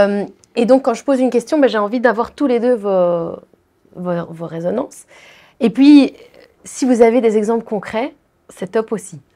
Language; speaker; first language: French; native; French